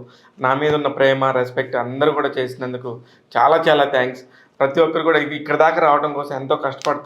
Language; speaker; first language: Telugu; native; Telugu